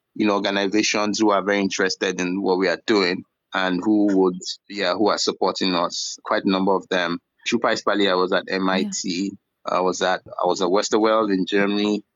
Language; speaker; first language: English; non-native, local second language; Yoruba